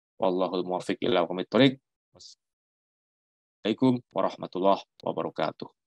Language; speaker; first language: Indonesian; non-native, local second language; Javanese